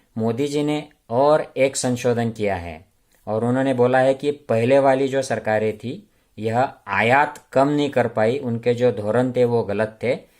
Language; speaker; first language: Hindi; non-native, local second language; Marathi